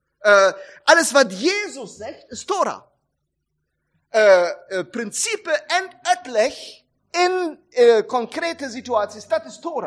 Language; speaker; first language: German; non-native, learner; Dutch